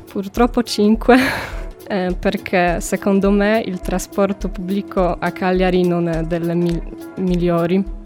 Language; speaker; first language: Italian; non-native, fluent; Polish